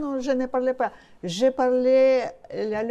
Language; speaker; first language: French; non-native, learner; Russian